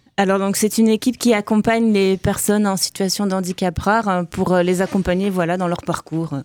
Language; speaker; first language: French; native; French